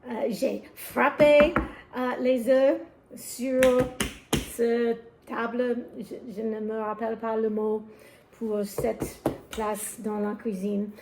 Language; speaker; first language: French; non-native, learner; English